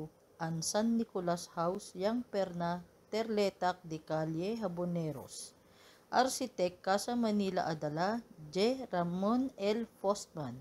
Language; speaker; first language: Indonesian; non-native, learner; Filipino